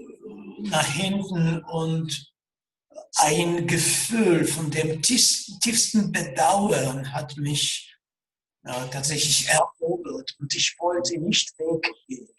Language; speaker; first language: German; non-native, fluent; Russian